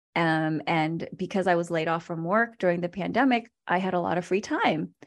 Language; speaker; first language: English; native; English